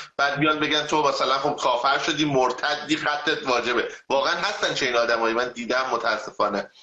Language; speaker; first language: Persian; native; Persian